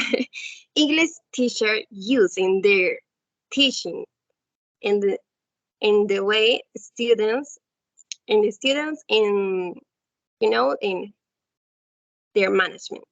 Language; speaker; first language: English; non-native, learner; Spanish